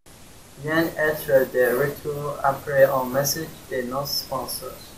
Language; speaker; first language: French; non-native, learner; English